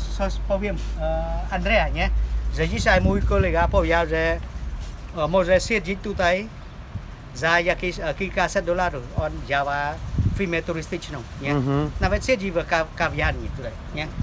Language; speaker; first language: Polish; non-native, learner; Khmer